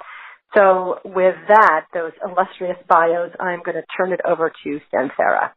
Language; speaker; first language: English; native; English